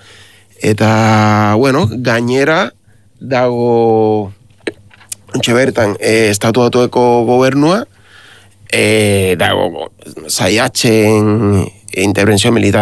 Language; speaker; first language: Basque; non-native, learner; Spanish